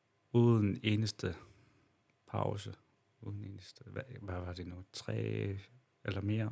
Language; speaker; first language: Danish; non-native, local second language; Kalaallisut